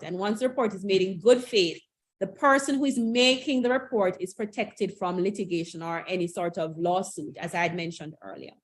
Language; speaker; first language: English; native; English